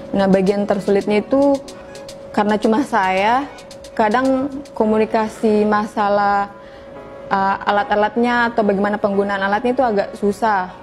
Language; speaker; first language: Indonesian; native; Indonesian